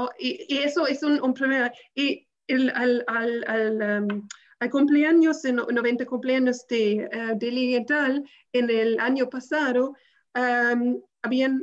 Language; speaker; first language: Spanish; non-native, fluent; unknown